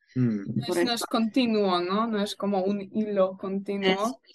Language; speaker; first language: Spanish; non-native, fluent; Polish